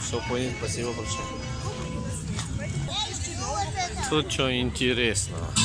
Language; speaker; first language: Russian; non-native, local second language; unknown